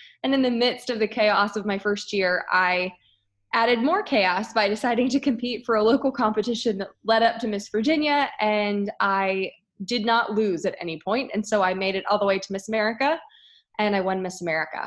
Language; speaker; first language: English; native; English